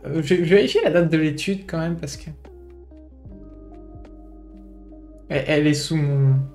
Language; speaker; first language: French; native; French